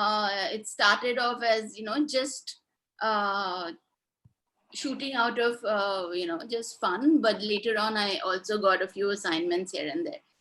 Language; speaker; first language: English; non-native, local second language; Hindi